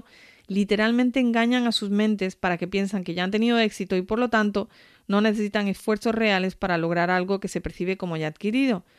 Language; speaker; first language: Spanish; native; Spanish